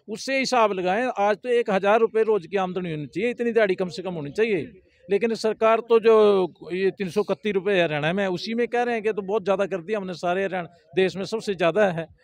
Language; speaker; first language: Hindi; native; Hindi